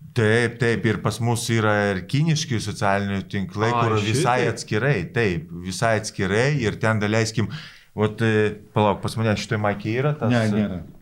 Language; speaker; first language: Lithuanian; non-native, local second language; Polish